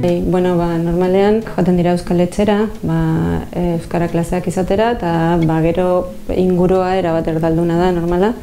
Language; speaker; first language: Basque; non-native, fluent; Spanish